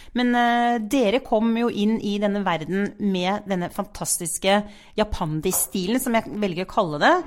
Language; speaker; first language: Norwegian; native; Norwegian